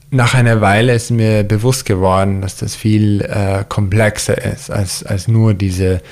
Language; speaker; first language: German; early bilingual, heritage; German